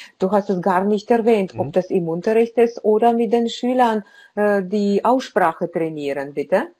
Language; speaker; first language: German; non-native, fluent; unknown